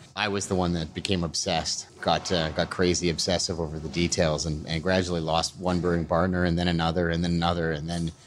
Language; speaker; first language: English; native; English